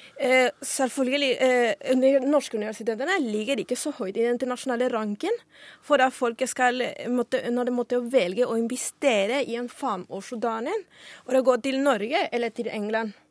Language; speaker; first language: Norwegian; non-native, fluent; Spanish